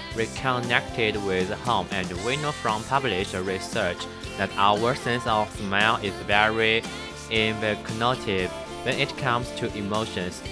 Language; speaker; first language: English; non-native, fluent; Chinese